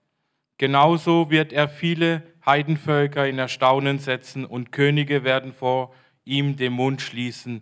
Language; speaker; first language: German; native; German